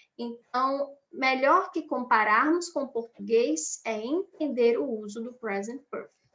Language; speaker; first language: Portuguese; native; Portuguese